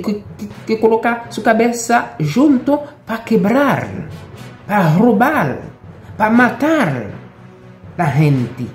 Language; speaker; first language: Spanish; non-native, local second language; Haitian Creole